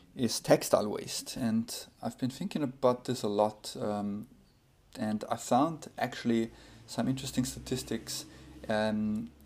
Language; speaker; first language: English; non-native, fluent; German